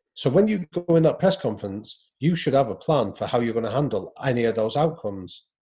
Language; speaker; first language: English; native; English